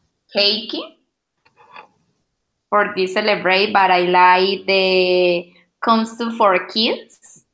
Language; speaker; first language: English; non-native, learner; Spanish